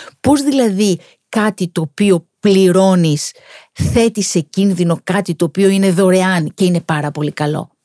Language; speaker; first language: Greek; native; Greek